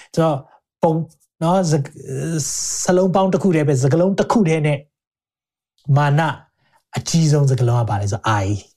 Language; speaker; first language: Burmese; native; Burmese